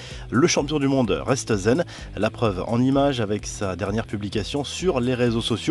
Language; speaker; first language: French; native; French